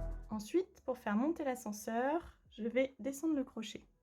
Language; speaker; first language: French; native; French